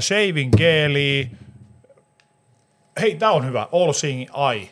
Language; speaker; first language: Finnish; native; Finnish